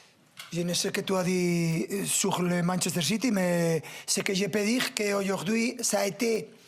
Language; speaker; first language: French; non-native, fluent; Spanish